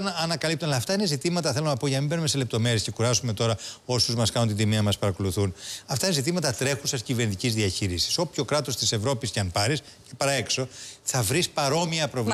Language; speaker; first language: Greek; native; Greek